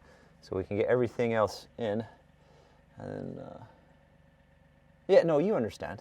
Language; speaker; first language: English; native; English